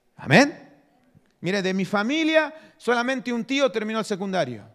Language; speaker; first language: Spanish; native; Spanish